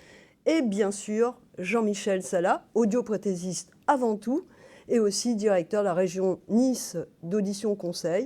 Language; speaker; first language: French; native; French